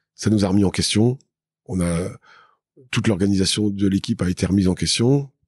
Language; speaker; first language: French; native; French